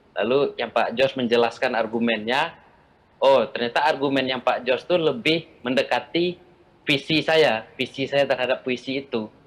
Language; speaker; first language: Indonesian; non-native, local second language; Minangkabau